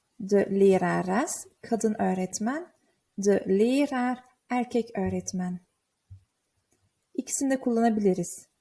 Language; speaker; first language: Turkish; early bilingual, heritage; Turkish